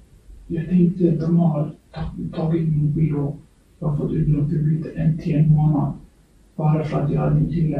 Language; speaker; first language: Swedish; early bilingual, other home language; Kurdish